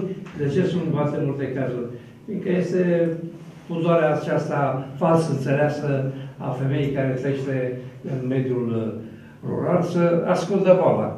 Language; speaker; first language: Romanian; native; Romanian